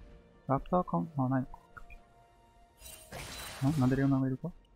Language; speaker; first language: Japanese; native; Japanese